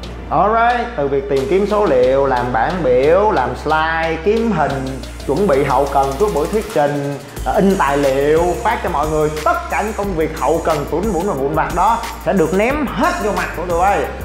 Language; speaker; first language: Vietnamese; native; Vietnamese